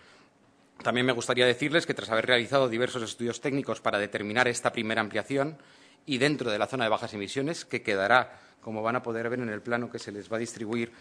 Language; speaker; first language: Spanish; native; Spanish